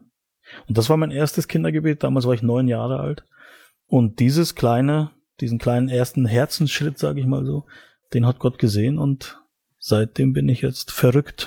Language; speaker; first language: German; native; German